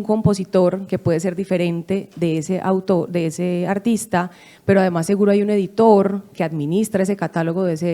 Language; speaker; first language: Spanish; native; Spanish